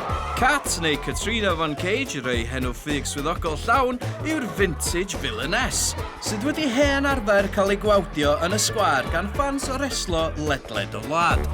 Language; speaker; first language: Welsh; native; Welsh